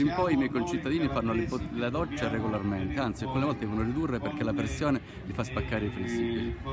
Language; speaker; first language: Italian; native; Italian